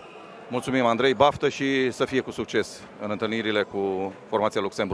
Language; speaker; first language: Romanian; native; Romanian